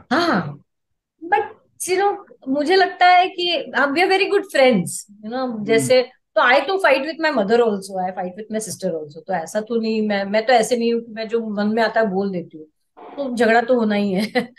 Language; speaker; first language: Hindi; non-native, local second language; Marathi